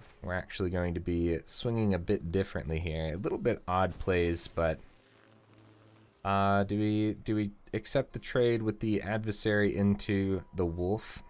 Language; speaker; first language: English; native; English